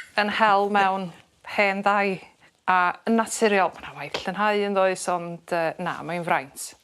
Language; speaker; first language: Welsh; native; Welsh